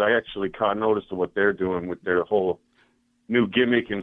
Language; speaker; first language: English; native; English